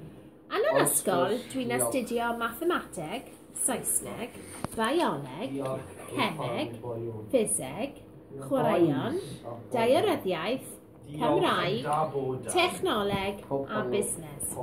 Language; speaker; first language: Welsh; non-native, local second language; English